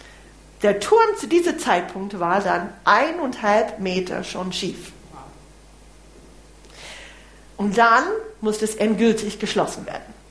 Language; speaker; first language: German; non-native, fluent; English